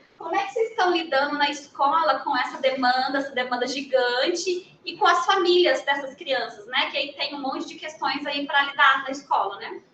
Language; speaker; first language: Portuguese; native; Portuguese